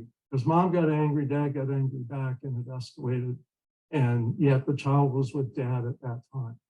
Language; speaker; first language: English; native; English